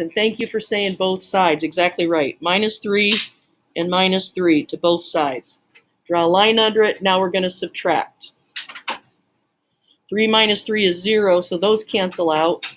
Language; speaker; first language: English; native; English